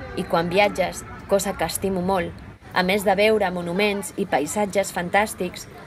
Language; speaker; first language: Catalan; non-native, local second language; Spanish